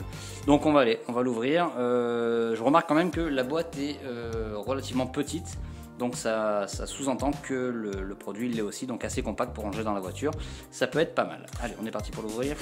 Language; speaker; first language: French; native; French